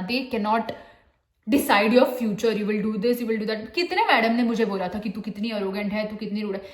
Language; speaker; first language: Hindi; non-native, local second language; Marathi